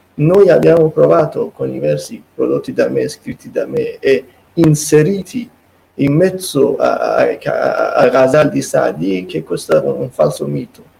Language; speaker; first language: Italian; non-native, fluent; Persian